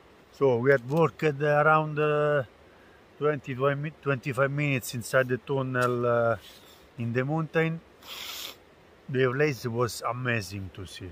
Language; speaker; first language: English; non-native, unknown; Italian